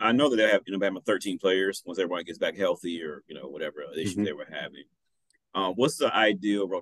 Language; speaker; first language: English; native; English